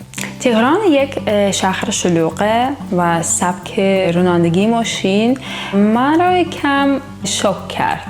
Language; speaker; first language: Persian; non-native, learner; Russian